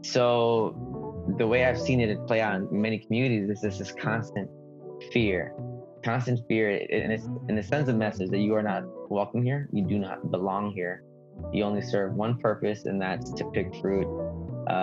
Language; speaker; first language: English; early bilingual, other home language; Spanish